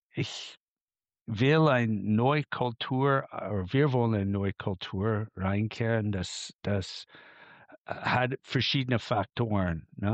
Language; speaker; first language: German; non-native, fluent; English